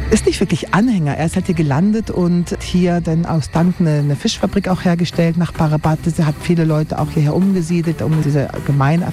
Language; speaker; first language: German; native; German